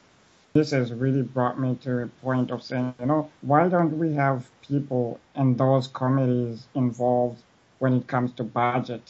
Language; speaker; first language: English; non-native, local second language; Shona